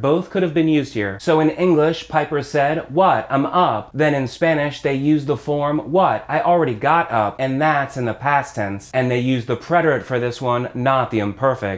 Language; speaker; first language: English; native; English